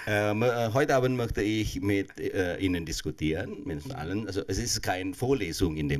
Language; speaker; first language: German; non-native, fluent; Indonesian